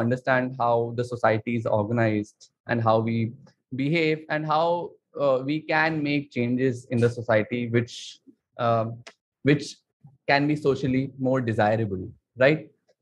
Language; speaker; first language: English; non-native, local second language; Hindi